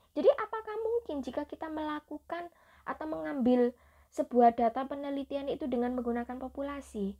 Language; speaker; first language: Indonesian; native; Indonesian